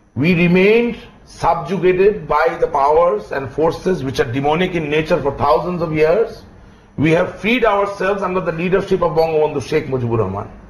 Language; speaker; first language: English; non-native, local second language; Bangla